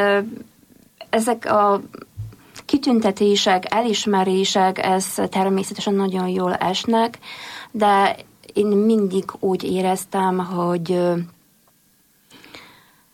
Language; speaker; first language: Hungarian; non-native, fluent; Polish